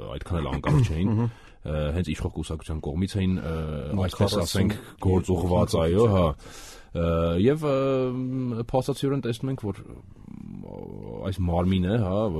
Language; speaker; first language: Armenian; native; Armenian